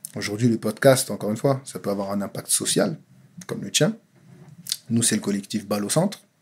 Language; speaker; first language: French; native; French